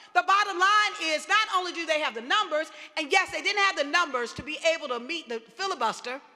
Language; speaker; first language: English; native; English